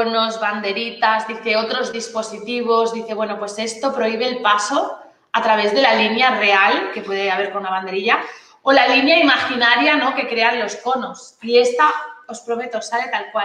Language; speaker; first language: Spanish; native; Spanish